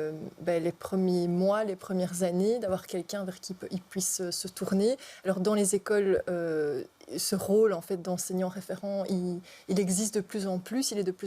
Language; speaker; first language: French; native; French